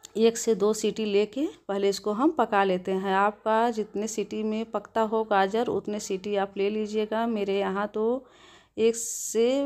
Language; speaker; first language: Hindi; native; Hindi